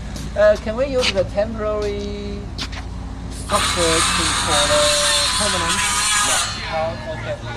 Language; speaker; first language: English; non-native, learner; Chinese